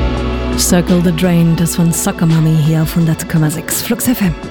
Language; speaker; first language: German; native; German